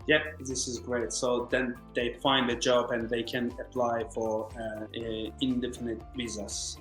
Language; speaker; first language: English; non-native, fluent; Turkish